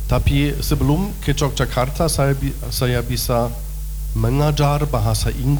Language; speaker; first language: Indonesian; non-native, learner; German